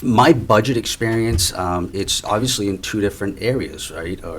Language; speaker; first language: English; native; English